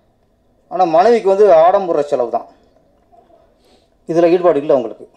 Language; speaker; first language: Tamil; native; Tamil